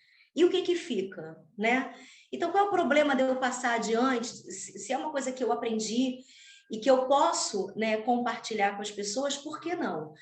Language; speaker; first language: Portuguese; native; Portuguese